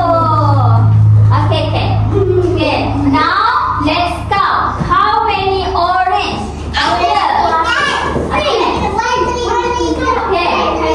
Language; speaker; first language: English; non-native, local second language; Malay